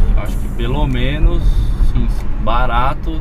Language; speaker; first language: Portuguese; native; Portuguese